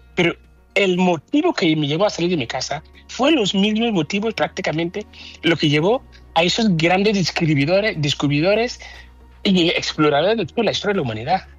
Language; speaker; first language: Spanish; non-native, fluent; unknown